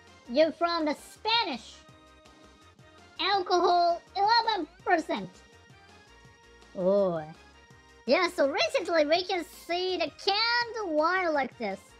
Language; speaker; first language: English; non-native, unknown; Japanese